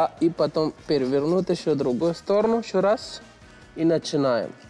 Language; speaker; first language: Russian; non-native, learner; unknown